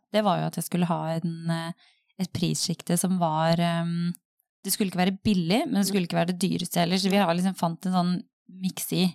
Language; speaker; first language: Norwegian; native; Norwegian